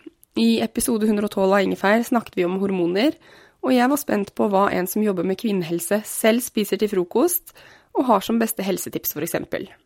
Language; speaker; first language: Norwegian; native; Norwegian